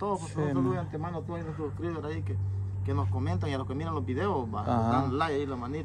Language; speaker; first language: Spanish; native; Spanish